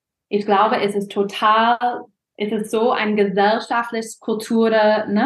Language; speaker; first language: German; non-native, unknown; English